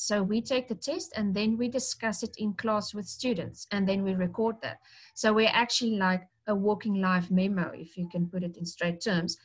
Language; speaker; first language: English; non-native, local second language; Afrikaans